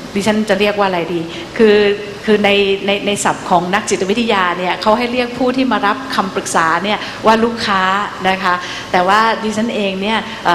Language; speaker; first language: Thai; native; Thai